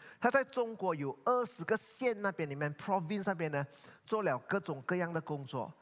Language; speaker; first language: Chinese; native; Chinese